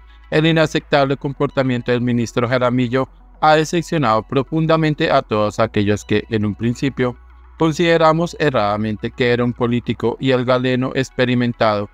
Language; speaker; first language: Spanish; native; Spanish